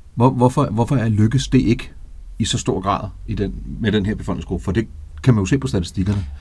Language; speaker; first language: Danish; native; Danish